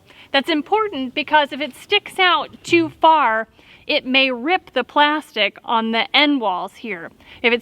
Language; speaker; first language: English; native; English